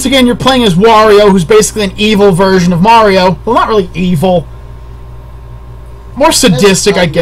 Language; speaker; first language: English; native; English